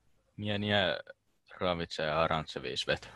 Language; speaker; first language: Russian; non-native, learner; Finnish